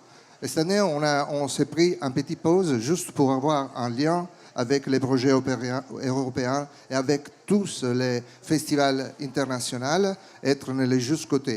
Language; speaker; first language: French; non-native, fluent; Italian